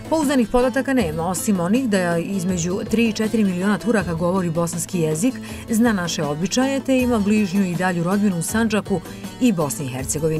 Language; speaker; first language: Serbian; native; Serbian